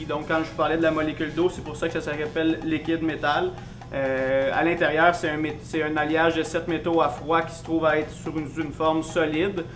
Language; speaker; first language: French; native; French